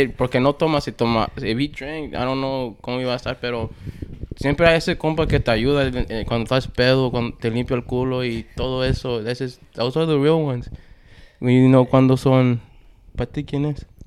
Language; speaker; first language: Spanish; early bilingual, heritage; Spanish